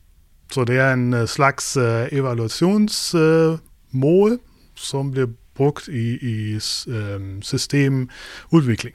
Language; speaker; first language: Danish; non-native, fluent; German